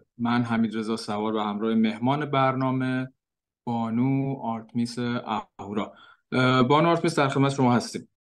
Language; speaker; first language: Persian; native; Persian